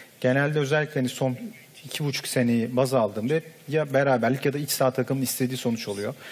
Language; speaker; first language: Turkish; native; Turkish